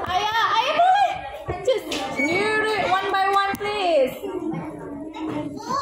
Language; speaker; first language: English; non-native, fluent; Indonesian